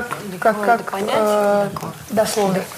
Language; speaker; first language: Russian; native; Russian